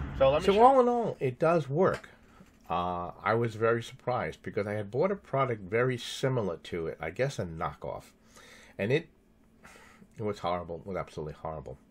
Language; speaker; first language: English; native; English